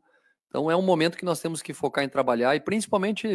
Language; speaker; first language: Portuguese; native; Portuguese